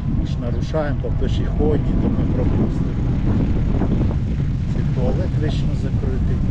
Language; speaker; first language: Ukrainian; native; Ukrainian